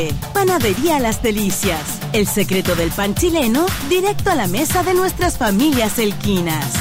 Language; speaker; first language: Spanish; native; Spanish